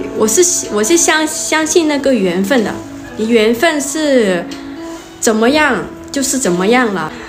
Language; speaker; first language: Chinese; non-native, fluent; Lao